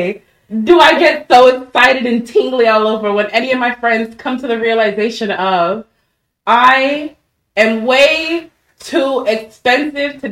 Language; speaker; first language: English; native; English